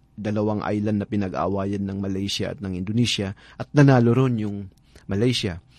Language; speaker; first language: Filipino; non-native, local second language; Tausug